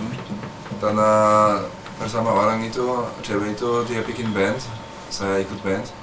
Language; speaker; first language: Indonesian; non-native, learner; German